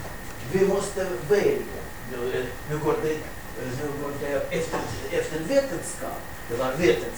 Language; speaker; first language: Swedish; non-native, fluent; Russian